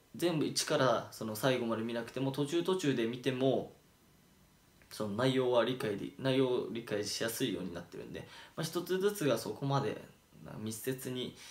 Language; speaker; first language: Japanese; native; Japanese